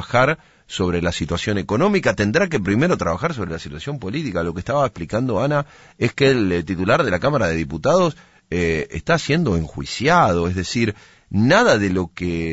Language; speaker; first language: Spanish; native; Spanish